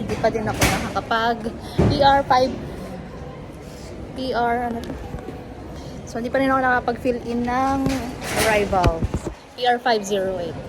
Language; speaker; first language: Filipino; native; Filipino